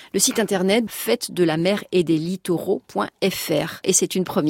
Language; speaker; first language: French; native; French